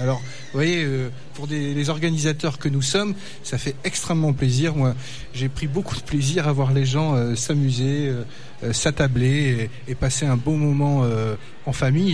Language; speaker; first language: French; native; French